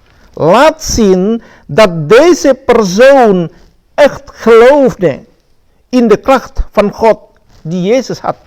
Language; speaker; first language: Dutch; non-native, fluent; Indonesian